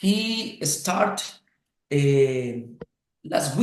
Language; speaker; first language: English; non-native, learner; Spanish